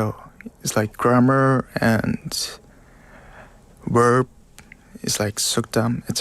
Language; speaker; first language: English; non-native, learner; Mongolian